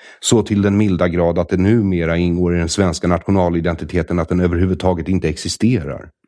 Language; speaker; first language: Swedish; native; Swedish